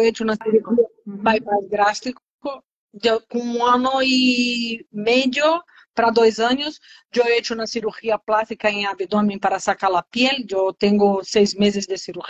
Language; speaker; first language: Spanish; non-native, learner; Portuguese